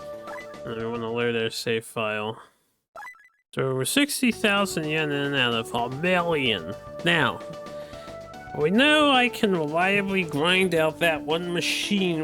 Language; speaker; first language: English; native; English